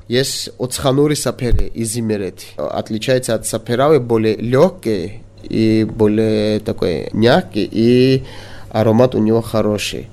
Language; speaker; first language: Russian; non-native, local second language; Georgian